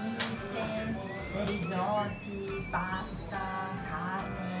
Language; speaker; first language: Italian; native; Italian